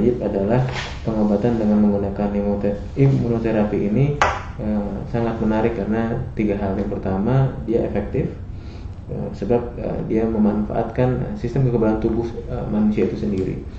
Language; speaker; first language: Indonesian; native; Indonesian